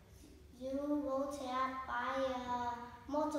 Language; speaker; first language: English; non-native, learner; Vietnamese